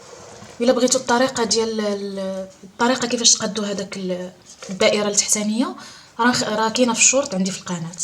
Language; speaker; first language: Arabic; native; Arabic